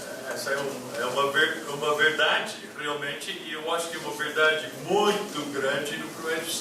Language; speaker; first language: Portuguese; non-native, fluent; English